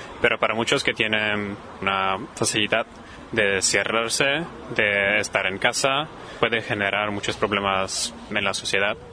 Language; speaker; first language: Spanish; non-native, fluent; Polish